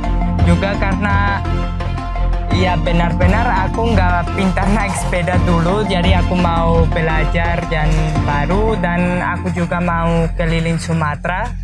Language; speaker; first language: Indonesian; non-native, fluent; Spanish